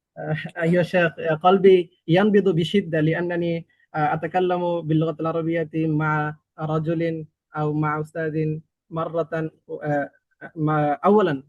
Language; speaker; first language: Arabic; non-native, learner; Bangla